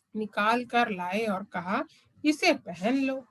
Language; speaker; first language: Hindi; non-native, local second language; Malayalam